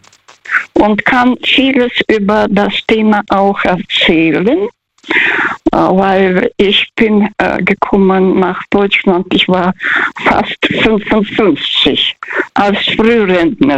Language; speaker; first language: German; non-native, fluent; Russian